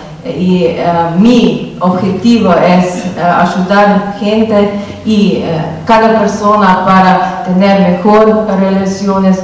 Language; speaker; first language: Spanish; non-native, learner; Slovenian